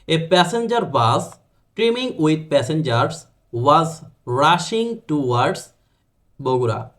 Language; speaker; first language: English; non-native, local second language; Bangla